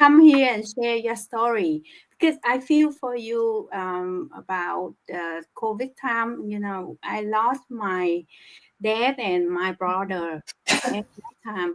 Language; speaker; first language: English; non-native, learner; Vietnamese